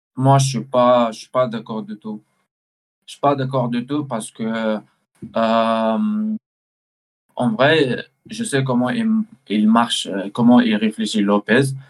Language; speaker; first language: French; early bilingual, other home language; Chechen